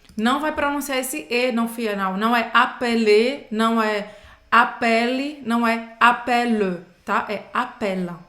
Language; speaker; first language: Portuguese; native; Portuguese